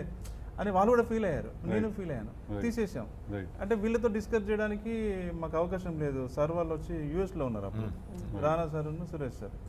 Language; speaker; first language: Telugu; native; Telugu